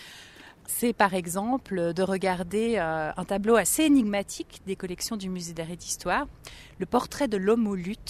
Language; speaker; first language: French; native; French